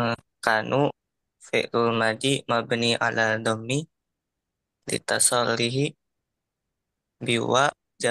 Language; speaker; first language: Arabic; non-native, learner; Indonesian